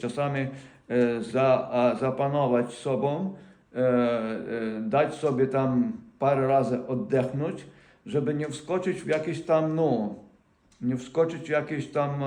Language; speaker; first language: Polish; non-native, fluent; Ukrainian